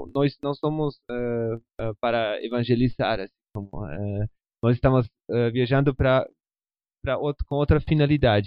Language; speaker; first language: Portuguese; non-native, fluent; Spanish